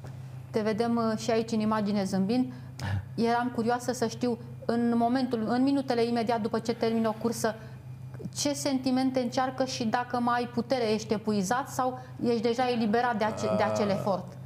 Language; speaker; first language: Romanian; native; Romanian